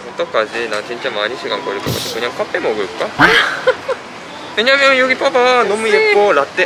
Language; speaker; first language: Korean; non-native, learner; Japanese